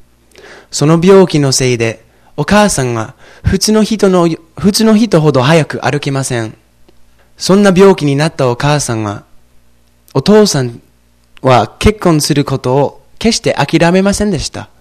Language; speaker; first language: Japanese; non-native, fluent; English